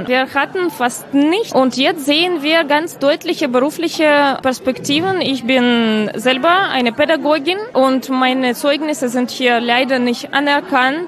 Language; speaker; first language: German; non-native, learner; Ukrainian